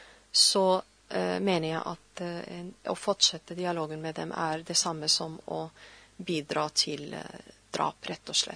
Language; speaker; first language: Norwegian; non-native, fluent; Arabic